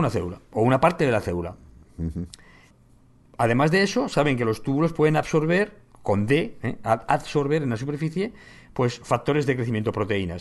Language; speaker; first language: Spanish; native; Spanish